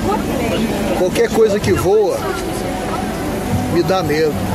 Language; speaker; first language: Portuguese; native; Portuguese